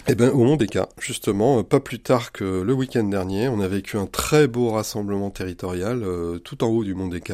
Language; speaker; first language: French; native; French